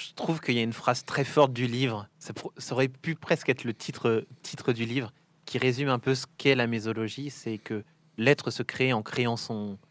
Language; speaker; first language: French; native; French